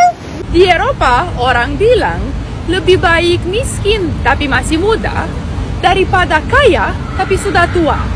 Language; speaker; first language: Indonesian; non-native, fluent; Romanian